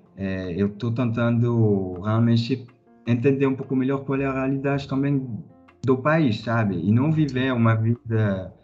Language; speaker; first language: Portuguese; non-native, fluent; French